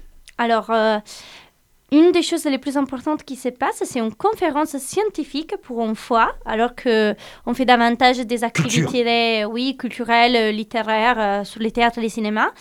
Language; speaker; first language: French; non-native, fluent; Italian